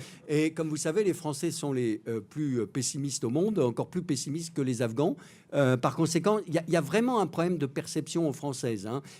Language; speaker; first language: French; native; French